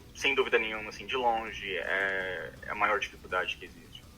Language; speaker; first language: Portuguese; native; Portuguese